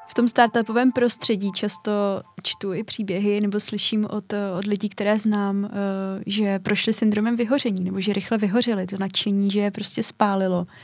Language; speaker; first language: Czech; native; Czech